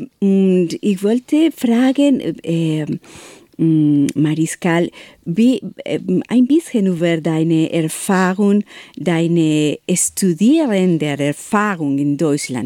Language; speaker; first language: German; non-native, learner; Spanish